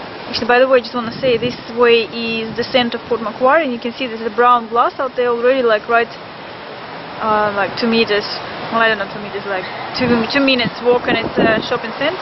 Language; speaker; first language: English; non-native, fluent; Russian